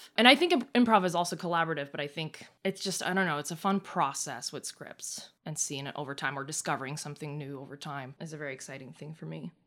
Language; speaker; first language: English; early bilingual, other home language; Russian